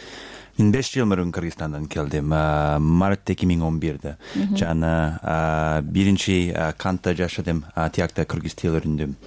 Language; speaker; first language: Kyrgyz; non-native, learner; English